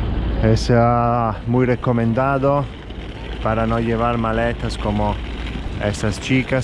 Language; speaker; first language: Spanish; non-native, fluent; Italian